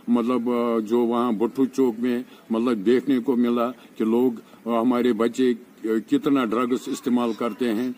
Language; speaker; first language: Hindi; non-native, local second language; Kashmiri